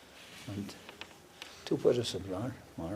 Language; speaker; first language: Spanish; non-native, learner; English